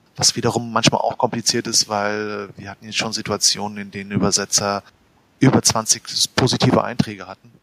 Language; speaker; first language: German; native; German